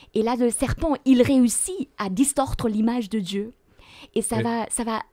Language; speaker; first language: French; non-native, fluent; German